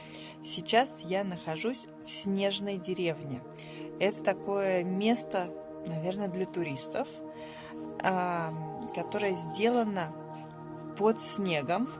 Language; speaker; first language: Russian; native; Russian